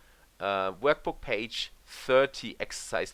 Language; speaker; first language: English; non-native, fluent; German